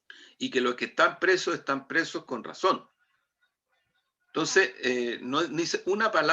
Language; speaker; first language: Spanish; native; Spanish